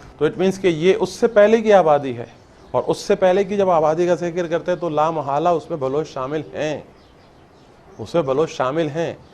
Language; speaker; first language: Urdu; non-native, local second language; Baluchi